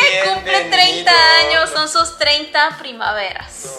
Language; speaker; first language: Spanish; native; Spanish